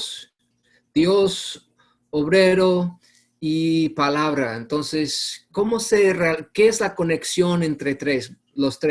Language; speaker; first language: Spanish; non-native, fluent; English